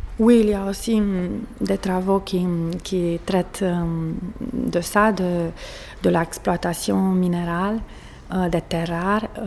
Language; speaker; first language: French; non-native, fluent; Portuguese